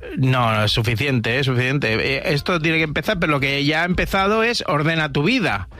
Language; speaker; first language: Spanish; native; Spanish